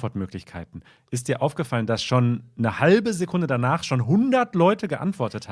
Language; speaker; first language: German; native; German